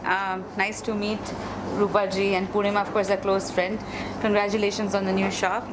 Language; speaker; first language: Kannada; non-native, fluent; Bangla